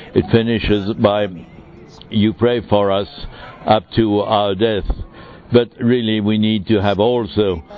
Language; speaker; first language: English; non-native, fluent; French